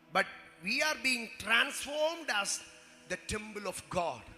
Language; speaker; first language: English; non-native, local second language; Malayalam